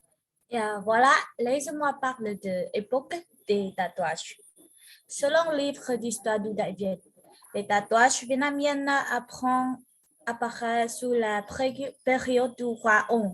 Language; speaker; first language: French; non-native, learner; Vietnamese